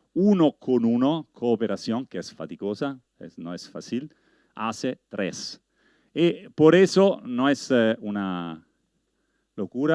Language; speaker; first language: Spanish; non-native, learner; Italian